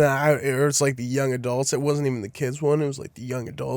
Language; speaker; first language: English; native; English